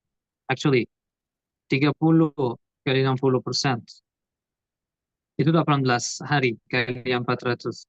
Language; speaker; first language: Indonesian; non-native, learner; Portuguese